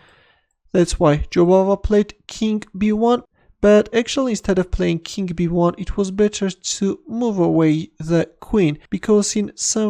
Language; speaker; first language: English; non-native, fluent; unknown